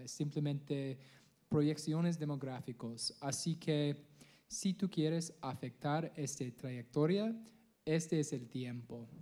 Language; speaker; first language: Spanish; non-native, learner; English